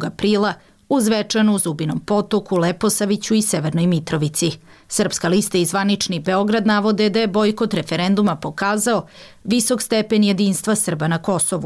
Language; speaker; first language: Serbian; native; Serbian